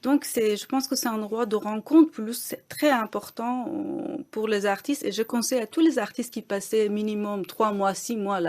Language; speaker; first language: French; non-native, fluent; Persian